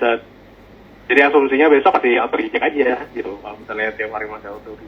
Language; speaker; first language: Indonesian; native; Indonesian